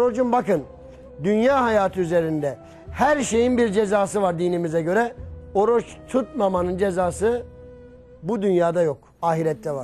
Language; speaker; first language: Turkish; native; Turkish